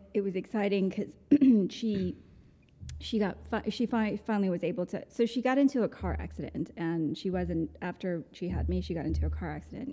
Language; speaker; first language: English; non-native, local second language; Gujarati